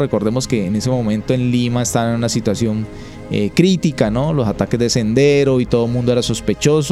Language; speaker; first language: Spanish; native; Spanish